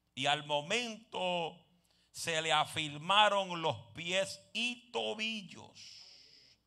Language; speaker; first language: Spanish; early bilingual, heritage; Spanish